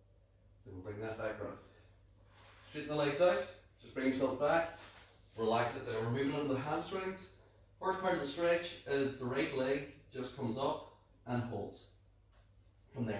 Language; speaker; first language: English; native; English